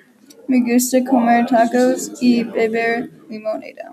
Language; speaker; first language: Spanish; non-native, learner; English